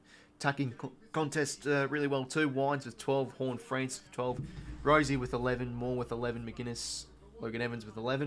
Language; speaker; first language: English; native; English